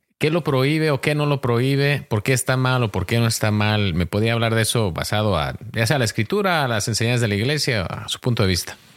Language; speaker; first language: Spanish; early bilingual, heritage; Spanish